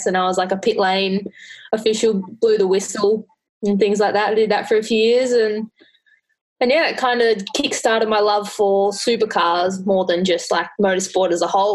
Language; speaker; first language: English; native; English